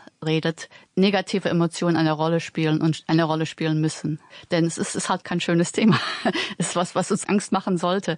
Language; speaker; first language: German; native; German